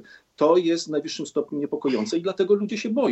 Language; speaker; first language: Polish; native; Polish